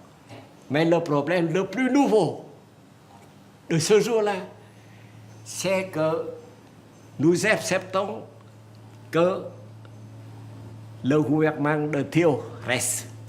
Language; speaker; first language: French; non-native, fluent; Vietnamese